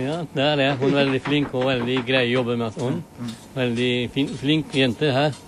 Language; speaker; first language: Norwegian; non-native, learner; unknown